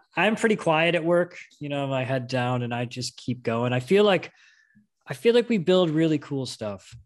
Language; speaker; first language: English; native; English